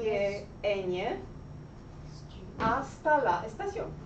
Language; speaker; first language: Spanish; non-native, learner; English